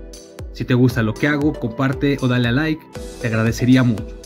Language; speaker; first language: Spanish; native; Spanish